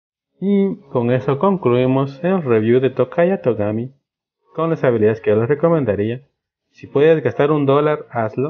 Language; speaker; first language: Spanish; native; Spanish